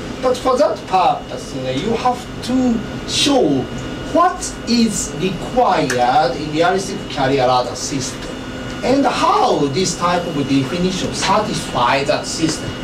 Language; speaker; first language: English; non-native, fluent; Japanese